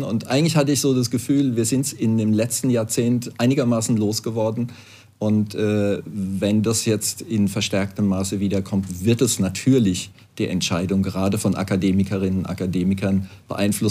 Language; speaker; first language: German; native; German